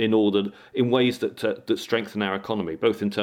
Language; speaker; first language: English; native; English